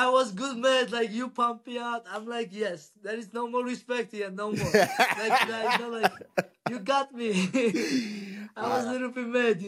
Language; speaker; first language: English; non-native, learner; Georgian